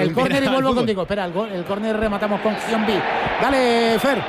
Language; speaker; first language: Spanish; native; Spanish